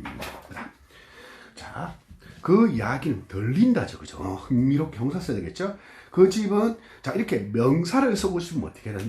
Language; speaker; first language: Korean; native; Korean